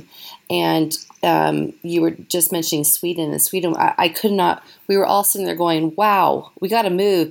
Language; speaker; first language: English; native; English